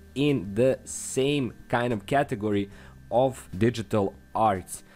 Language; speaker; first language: English; non-native, fluent; Serbian